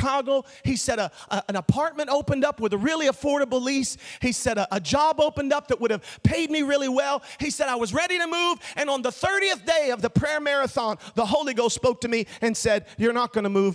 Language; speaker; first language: English; native; English